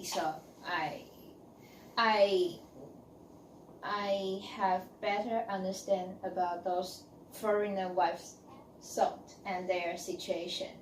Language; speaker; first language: English; non-native, learner; Chinese